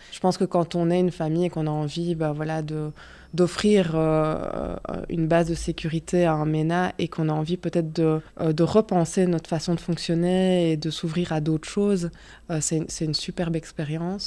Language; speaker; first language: French; native; French